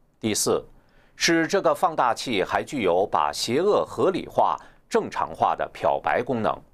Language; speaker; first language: Chinese; native; Chinese